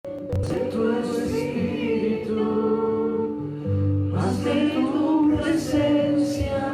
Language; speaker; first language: Spanish; native; Spanish